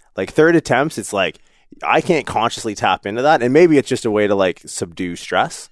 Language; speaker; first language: English; native; English